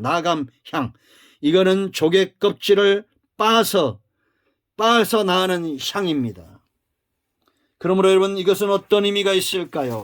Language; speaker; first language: Korean; native; Korean